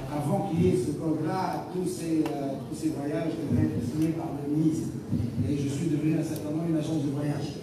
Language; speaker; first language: French; non-native, local second language; Arabic